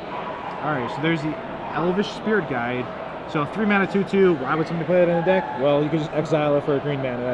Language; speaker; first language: English; native; English